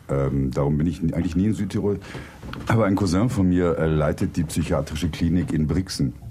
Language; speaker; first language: German; native; German